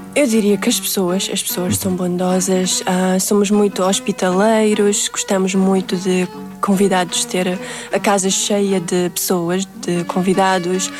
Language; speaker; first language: Portuguese; early bilingual, other home language; Uzbek